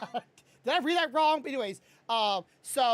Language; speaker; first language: English; native; English